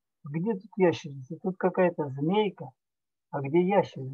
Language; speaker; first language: Russian; native; Russian